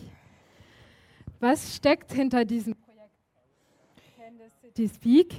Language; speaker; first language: German; native; German